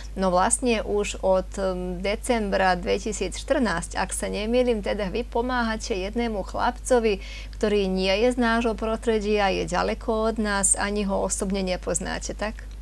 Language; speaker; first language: Slovak; native; Slovak